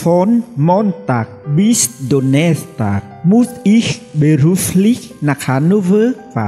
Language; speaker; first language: German; non-native, fluent; Vietnamese